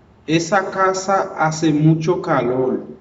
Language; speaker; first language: Spanish; non-native, fluent; Haitian Creole